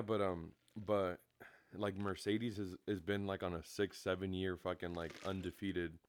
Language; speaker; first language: English; early bilingual, other home language; Spanish